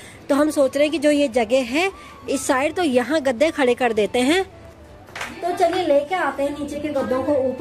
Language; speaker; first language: Hindi; native; Hindi